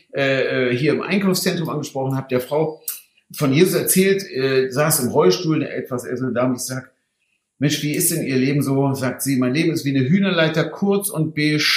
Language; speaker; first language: German; native; German